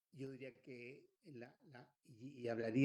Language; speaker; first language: Spanish; native; Spanish